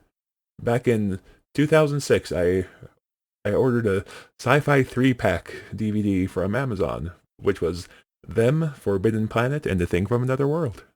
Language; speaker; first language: English; native; English